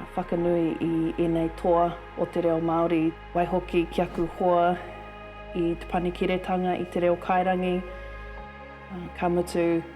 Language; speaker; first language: Māori; non-native, local second language; English